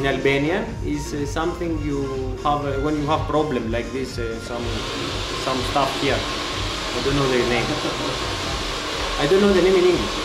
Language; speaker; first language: English; non-native, learner; Greek